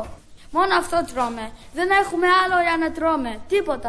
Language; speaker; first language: Greek; early bilingual, other home language; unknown